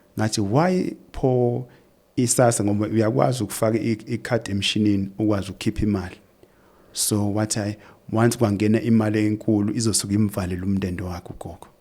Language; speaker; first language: Zulu; native; Zulu